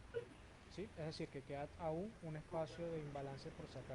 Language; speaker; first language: Spanish; native; Spanish